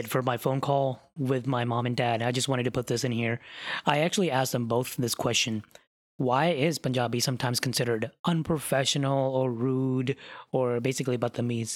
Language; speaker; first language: English; non-native, local second language; Punjabi